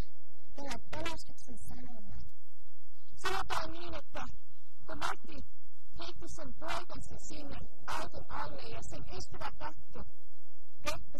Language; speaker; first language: Finnish; early bilingual, heritage; Finnish